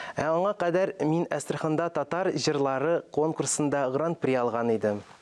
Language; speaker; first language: Tatar; non-native, local second language; Russian